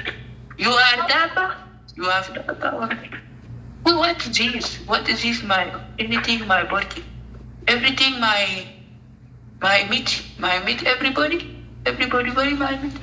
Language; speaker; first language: English; non-native, learner; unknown